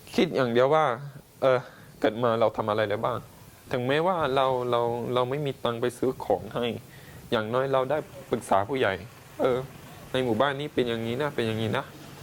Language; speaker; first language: Thai; non-native, local second language; Pattani Malay